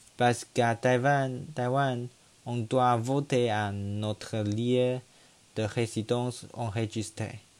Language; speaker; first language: French; non-native, learner; Chinese